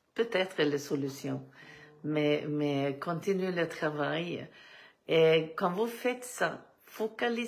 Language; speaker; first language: French; non-native, fluent; Swedish